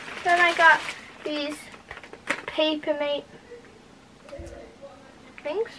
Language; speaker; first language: English; native; English